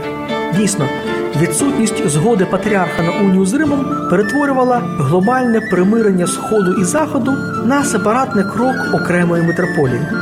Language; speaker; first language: Ukrainian; native; Ukrainian